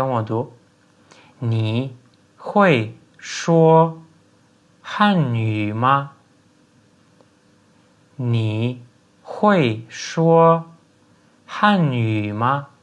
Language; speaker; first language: Chinese; non-native, fluent; Turkmen